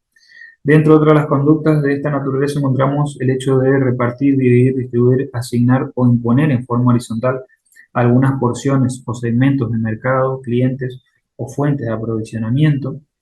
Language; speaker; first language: Spanish; native; Spanish